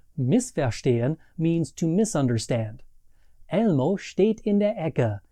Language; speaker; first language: German; non-native, fluent; English